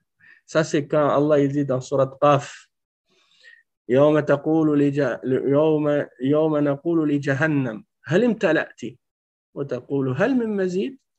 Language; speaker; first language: Arabic; non-native, fluent; French